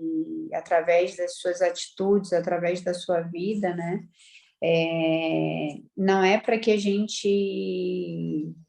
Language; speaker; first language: Portuguese; native; Portuguese